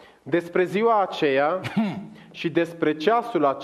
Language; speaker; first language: Romanian; native; Romanian